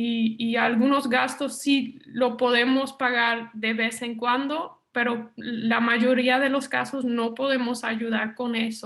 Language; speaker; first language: Spanish; non-native, fluent; Dutch